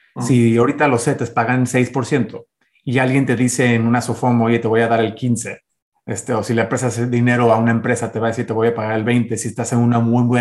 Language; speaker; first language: Spanish; early bilingual, heritage; Spanish